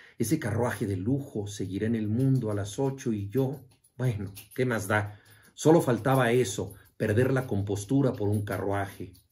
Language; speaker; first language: Spanish; native; Spanish